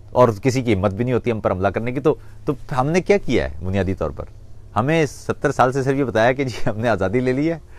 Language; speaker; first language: Urdu; non-native, local second language; Punjabi